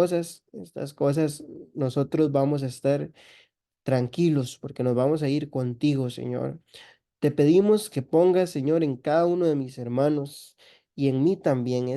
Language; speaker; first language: Spanish; native; Spanish